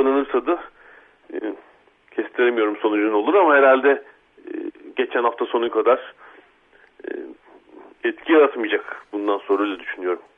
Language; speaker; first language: Turkish; native; Turkish